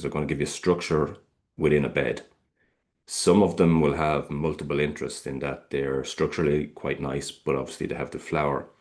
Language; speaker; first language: English; native; English